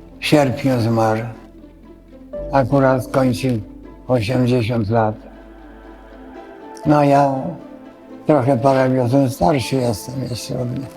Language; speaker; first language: Polish; native; Polish